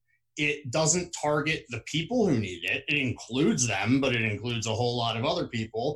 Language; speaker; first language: English; native; English